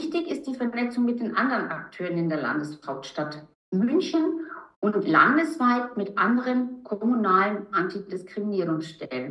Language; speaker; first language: German; native; German